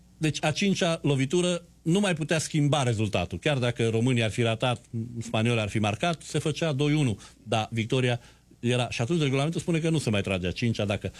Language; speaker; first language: Romanian; native; Romanian